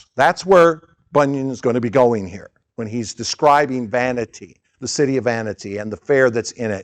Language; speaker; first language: English; native; English